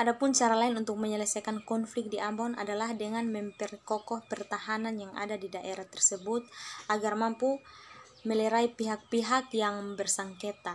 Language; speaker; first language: Indonesian; native; Indonesian